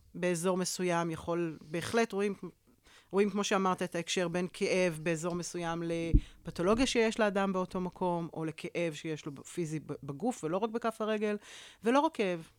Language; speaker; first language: Hebrew; native; Hebrew